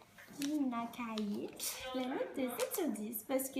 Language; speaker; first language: French; native; French